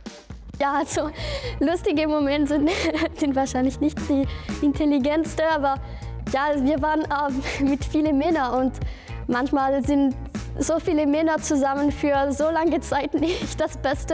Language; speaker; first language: German; non-native, local second language; French